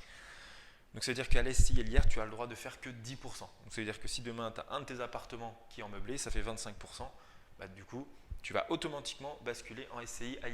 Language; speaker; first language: French; native; French